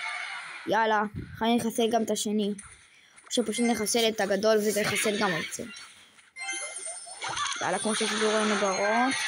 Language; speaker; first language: Hebrew; native; Hebrew